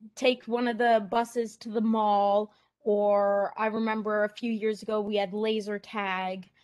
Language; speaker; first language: English; native; English